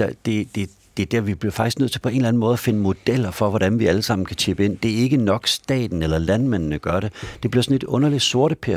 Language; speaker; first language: Danish; native; Danish